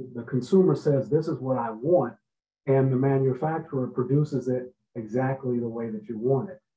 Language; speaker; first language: English; native; English